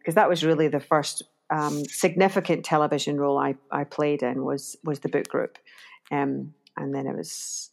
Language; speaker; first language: English; native; English